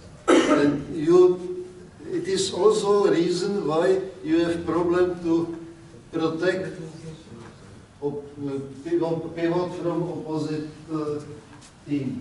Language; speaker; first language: English; non-native, learner; Czech